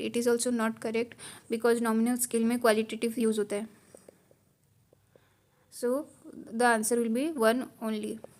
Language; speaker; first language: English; non-native, local second language; Hindi